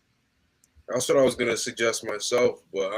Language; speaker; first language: English; native; English